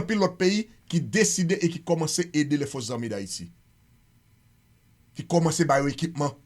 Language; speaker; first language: Haitian Creole; native; Haitian Creole